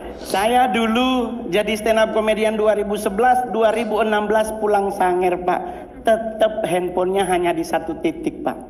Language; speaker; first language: Indonesian; native; Indonesian